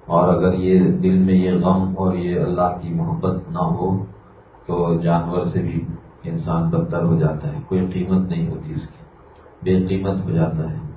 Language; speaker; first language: Urdu; native; Urdu